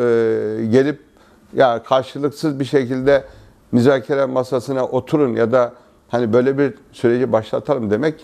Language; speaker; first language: Turkish; native; Turkish